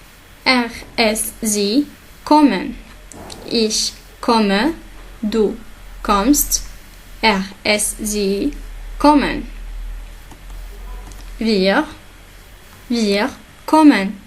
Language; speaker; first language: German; non-native, learner; Arabic